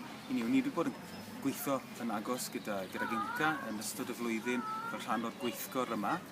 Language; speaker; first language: Welsh; native; Welsh